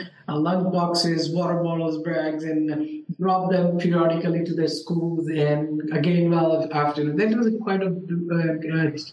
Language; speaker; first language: English; non-native, local second language; Urdu